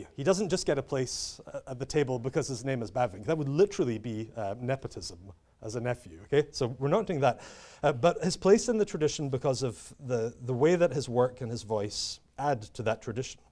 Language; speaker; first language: English; native; English